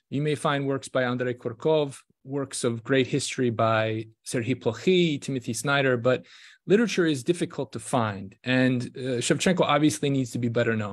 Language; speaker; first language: English; native; English